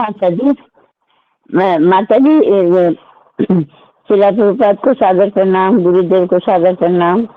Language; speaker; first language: Hindi; non-native, local second language; Odia